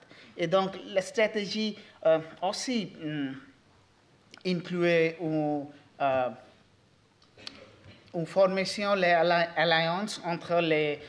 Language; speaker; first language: French; non-native, learner; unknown